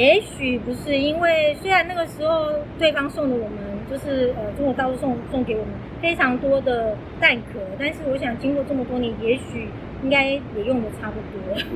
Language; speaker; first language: Chinese; native; Chinese